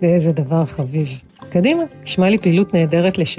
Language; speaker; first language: Hebrew; native; Hebrew